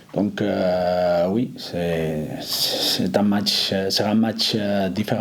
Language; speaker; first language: French; non-native, fluent; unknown